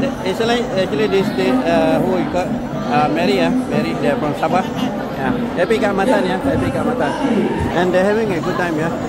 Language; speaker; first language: English; non-native, local second language; Malay